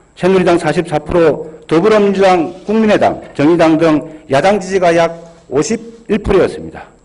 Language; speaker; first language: Korean; native; Korean